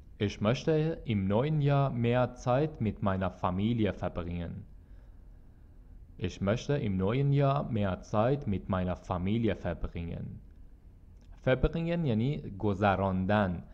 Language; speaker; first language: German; non-native, fluent; Persian